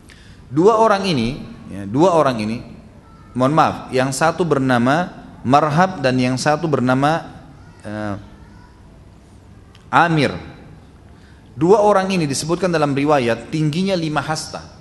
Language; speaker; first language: Indonesian; native; Indonesian